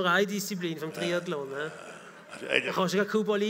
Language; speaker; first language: German; native; German